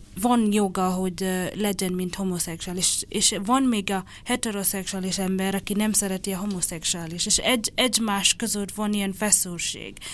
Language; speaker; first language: Hungarian; non-native, learner; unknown